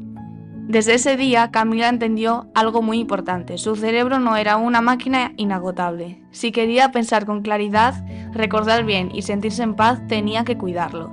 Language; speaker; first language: Spanish; native; Spanish